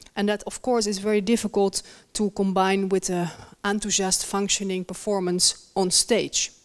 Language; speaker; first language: English; non-native, fluent; Dutch